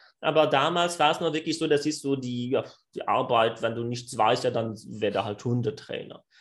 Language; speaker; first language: German; non-native, fluent; French